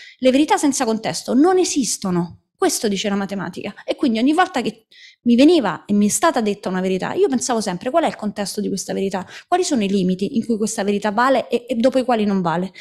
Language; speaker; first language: Italian; native; Italian